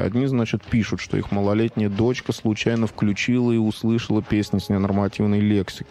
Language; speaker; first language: Russian; native; Russian